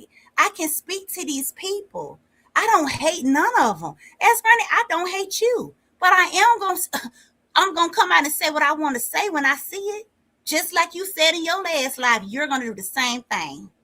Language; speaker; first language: English; native; English